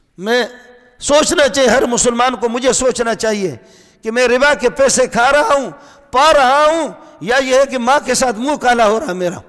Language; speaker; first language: Urdu; non-native, local second language; Brahui